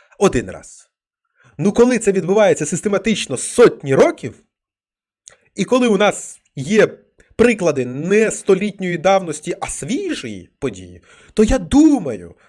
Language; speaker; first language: Ukrainian; non-native, local second language; Russian